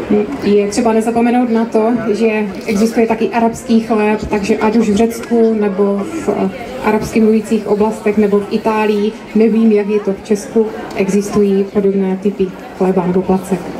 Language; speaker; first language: Czech; native; Czech